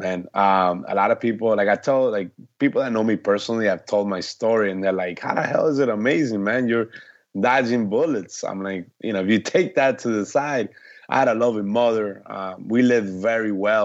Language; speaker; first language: English; early bilingual, other home language; Spanish